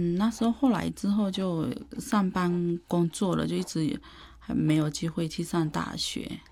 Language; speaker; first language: Chinese; non-native, fluent; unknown